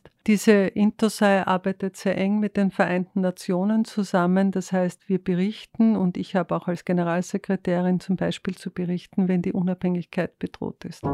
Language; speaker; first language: German; native; German